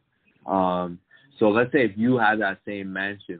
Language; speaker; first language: English; native; English